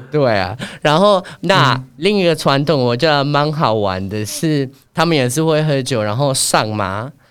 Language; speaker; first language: Chinese; non-native, fluent; Spanish